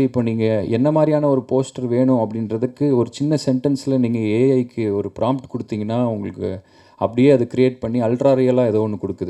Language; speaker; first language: Tamil; native; Tamil